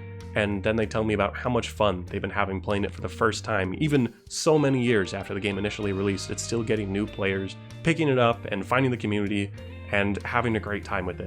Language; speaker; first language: English; native; English